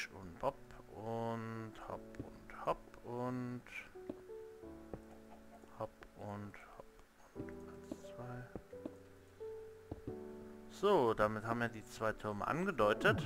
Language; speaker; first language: German; native; German